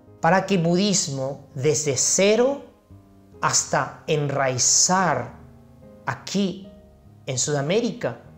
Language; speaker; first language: Spanish; non-native, fluent; Chinese